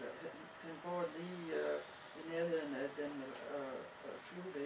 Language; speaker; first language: Danish; non-native, fluent; English